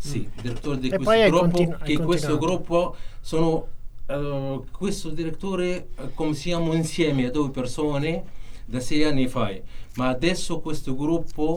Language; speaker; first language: Italian; non-native, learner; Arabic